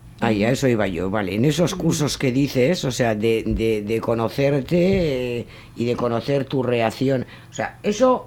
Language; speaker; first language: Spanish; native; Spanish